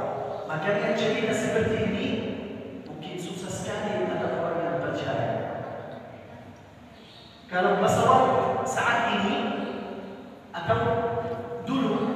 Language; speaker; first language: Indonesian; non-native, learner; Arabic